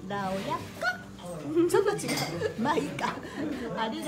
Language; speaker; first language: Japanese; native; Japanese